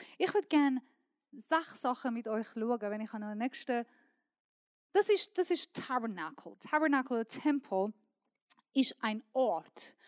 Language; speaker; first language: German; non-native, fluent; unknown